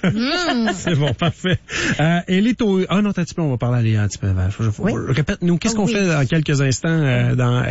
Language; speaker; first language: French; native; French